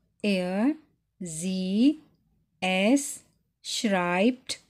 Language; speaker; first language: German; non-native, fluent; Urdu